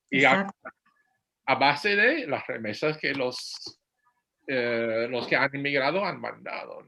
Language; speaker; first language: Spanish; non-native, fluent; English